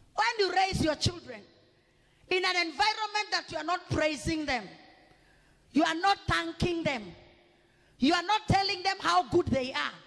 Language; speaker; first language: English; non-native, local second language; Swahili